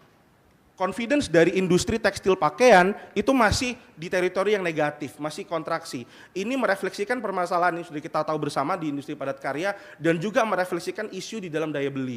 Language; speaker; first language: Indonesian; native; Indonesian